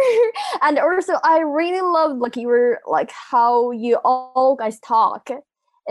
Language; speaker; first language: English; non-native, fluent; Japanese